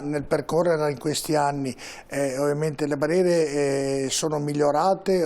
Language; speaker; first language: Italian; native; Italian